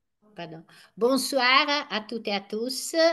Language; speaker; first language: French; non-native, fluent; Italian